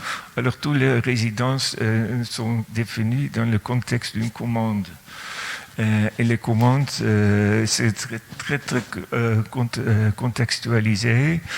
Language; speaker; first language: French; non-native, fluent; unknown